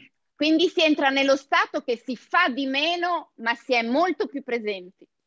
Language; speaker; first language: Italian; native; Italian